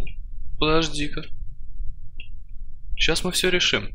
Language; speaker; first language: Russian; native; Russian